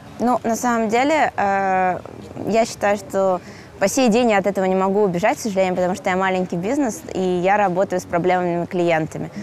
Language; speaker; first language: Russian; native; Russian